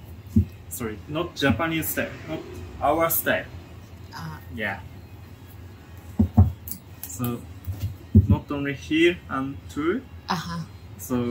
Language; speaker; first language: English; non-native, learner; Japanese